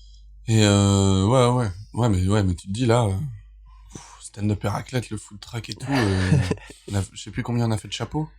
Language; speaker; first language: French; native; French